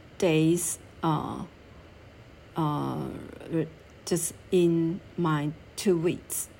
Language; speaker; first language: English; non-native, learner; Chinese